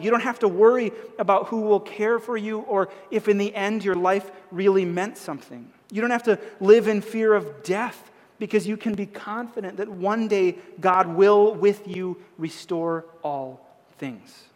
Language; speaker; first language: English; native; English